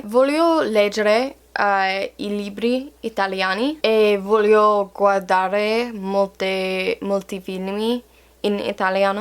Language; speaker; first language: Italian; non-native, learner; English